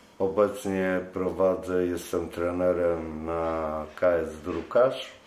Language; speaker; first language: Polish; native; Polish